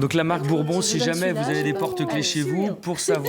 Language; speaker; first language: French; native; French